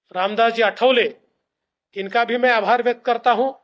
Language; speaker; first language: Hindi; non-native, local second language; Marathi